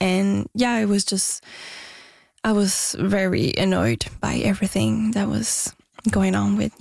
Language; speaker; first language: English; non-native, fluent; French